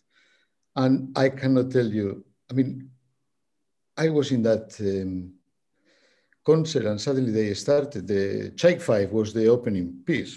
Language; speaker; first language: English; non-native, fluent; Spanish